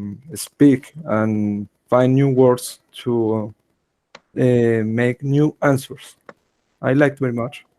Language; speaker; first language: English; non-native, learner; Spanish